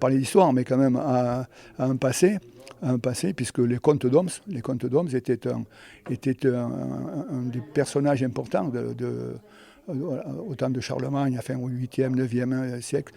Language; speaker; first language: French; native; French